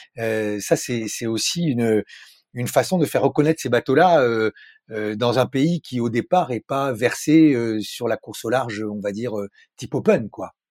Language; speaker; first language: French; native; French